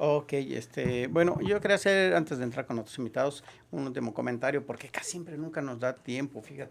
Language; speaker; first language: Spanish; native; Spanish